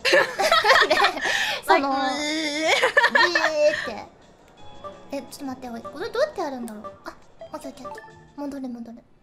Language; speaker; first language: Japanese; native; Japanese